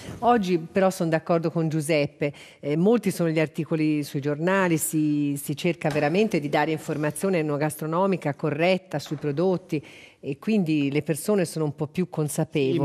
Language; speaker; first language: Italian; native; Italian